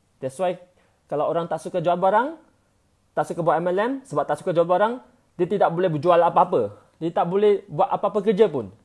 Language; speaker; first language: Malay; non-native, local second language; Chinese